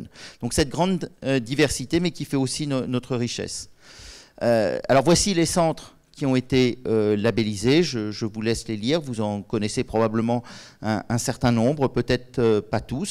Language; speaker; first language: French; native; French